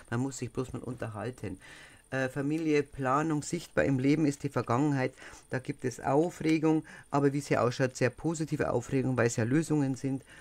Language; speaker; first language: German; native; German